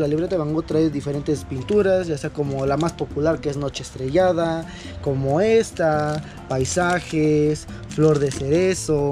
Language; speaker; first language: Spanish; native; Spanish